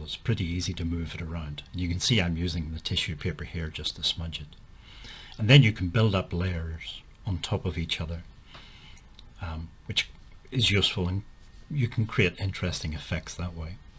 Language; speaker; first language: English; native; English